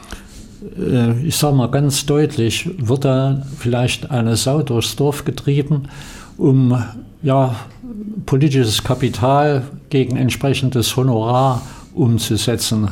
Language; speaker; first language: German; native; German